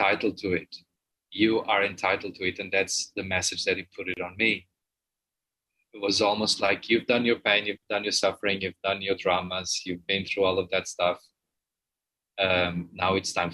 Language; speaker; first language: English; non-native, fluent; Portuguese